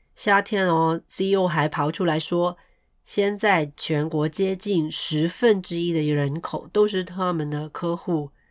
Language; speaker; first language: Chinese; non-native, local second language; Cantonese